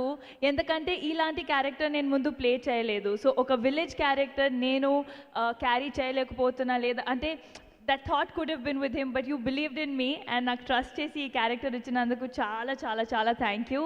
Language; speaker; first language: Telugu; non-native, fluent; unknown